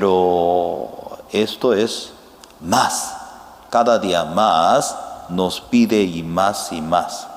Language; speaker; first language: Spanish; non-native, fluent; Korean